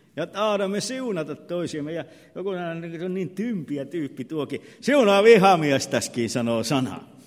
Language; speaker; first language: Finnish; native; Finnish